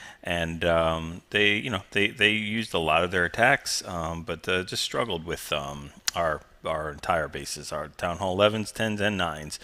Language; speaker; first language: English; native; English